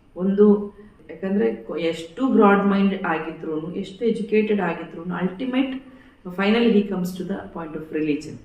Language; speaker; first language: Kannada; non-native, local second language; Badaga